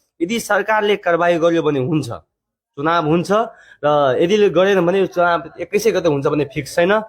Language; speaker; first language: Nepali; non-native, local second language; Maithili